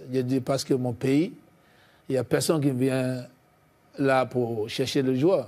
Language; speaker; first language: French; non-native, fluent; English